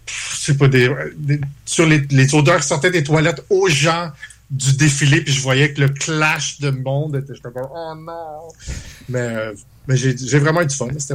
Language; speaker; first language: French; native; French